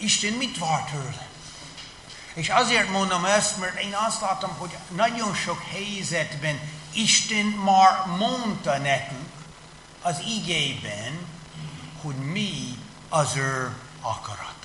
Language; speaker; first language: Hungarian; non-native, fluent; English